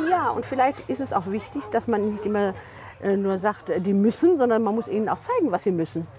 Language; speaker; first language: German; native; German